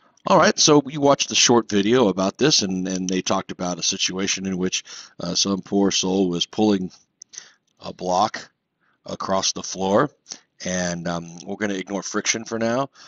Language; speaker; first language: English; native; English